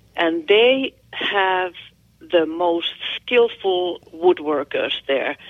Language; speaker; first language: English; non-native, fluent; Finnish